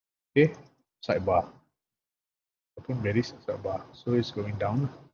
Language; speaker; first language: English; non-native, local second language; Malay